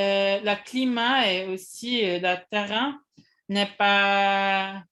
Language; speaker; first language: French; non-native, fluent; Indonesian